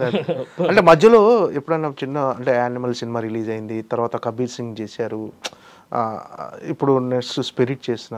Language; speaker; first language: Telugu; native; Telugu